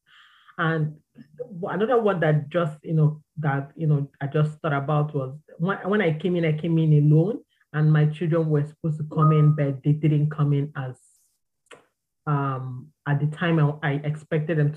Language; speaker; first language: English; non-native, local second language; Igbo